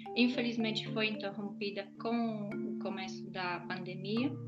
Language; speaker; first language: Portuguese; non-native, fluent; Polish